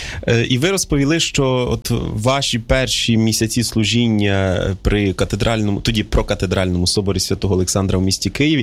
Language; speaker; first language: Ukrainian; native; Ukrainian